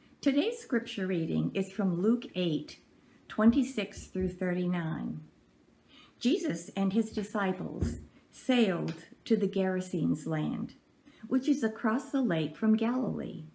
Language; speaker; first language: English; native; English